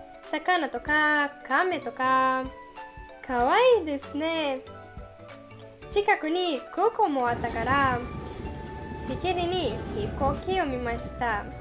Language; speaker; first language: Japanese; non-native, learner; Portuguese